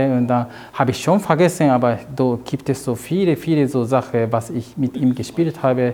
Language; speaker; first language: German; non-native, learner; Japanese